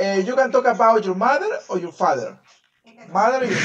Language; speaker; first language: English; non-native, fluent; Spanish